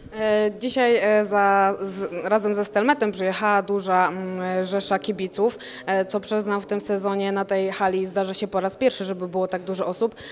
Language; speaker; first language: Polish; native; Polish